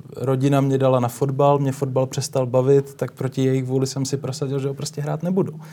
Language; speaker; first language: Czech; native; Czech